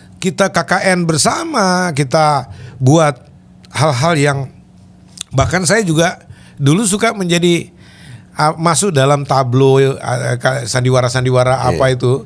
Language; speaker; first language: Indonesian; native; Indonesian